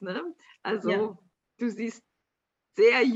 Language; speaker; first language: German; native; German